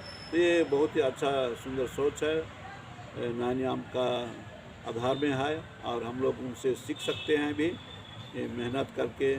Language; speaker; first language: Hindi; non-native, local second language; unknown